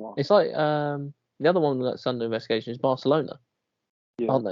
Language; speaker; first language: English; native; English